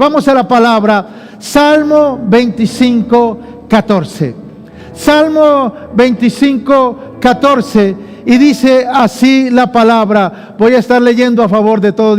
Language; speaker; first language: Spanish; native; Spanish